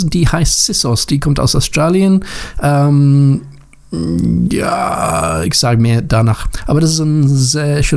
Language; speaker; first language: German; non-native, learner; English